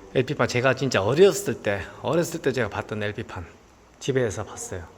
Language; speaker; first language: Korean; native; Korean